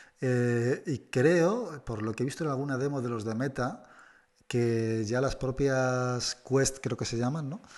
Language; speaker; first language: Spanish; native; Spanish